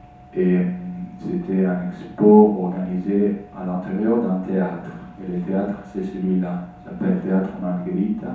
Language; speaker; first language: French; non-native, fluent; Italian